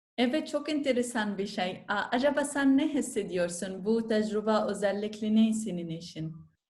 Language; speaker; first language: Turkish; non-native, learner; Arabic